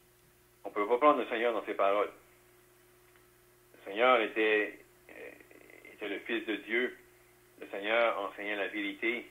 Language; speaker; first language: French; native; French